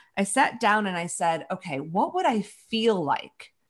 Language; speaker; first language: English; native; English